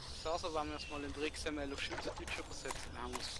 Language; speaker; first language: German; native; German